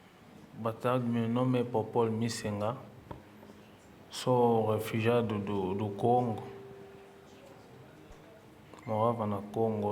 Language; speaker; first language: Portuguese; non-native, learner; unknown